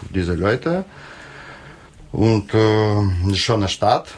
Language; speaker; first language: German; non-native, learner; Russian